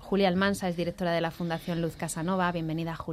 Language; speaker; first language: Spanish; native; Spanish